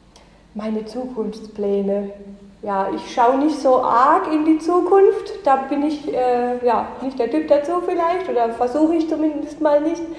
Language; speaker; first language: German; native; German